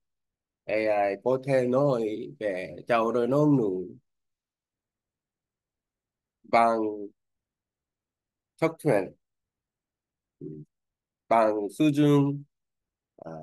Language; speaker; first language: Vietnamese; non-native, learner; Korean